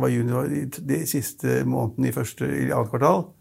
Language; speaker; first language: Norwegian; native; Norwegian